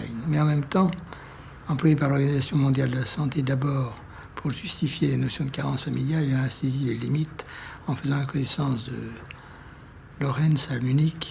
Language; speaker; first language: French; native; French